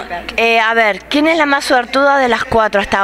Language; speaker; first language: Spanish; native; Spanish